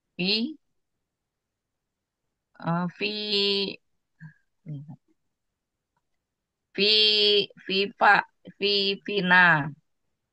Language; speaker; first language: Arabic; non-native, learner; Indonesian